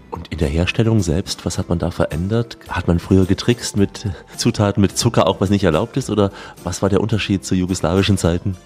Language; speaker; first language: German; native; German